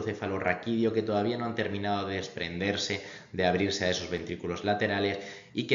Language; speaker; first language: Spanish; native; Spanish